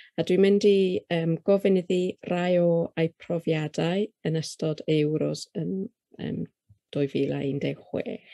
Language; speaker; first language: Welsh; non-native, local second language; English